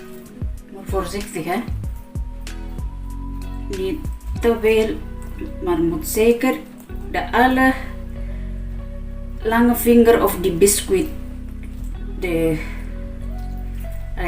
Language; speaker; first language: Dutch; non-native, learner; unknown